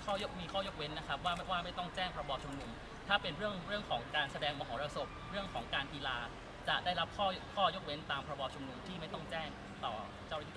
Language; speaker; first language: Thai; native; Thai